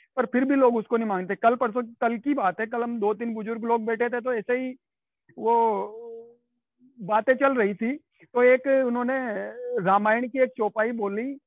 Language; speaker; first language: Hindi; native; Hindi